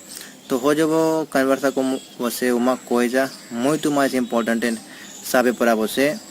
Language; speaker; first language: Portuguese; non-native, learner; Hindi